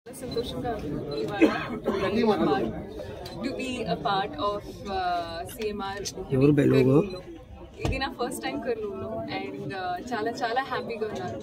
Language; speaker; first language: Telugu; non-native, fluent; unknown